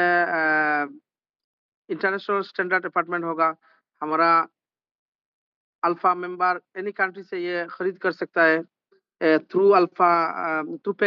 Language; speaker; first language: Hindi; non-native, learner; Bangla